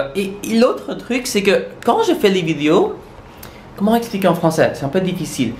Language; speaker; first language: French; non-native, local second language; English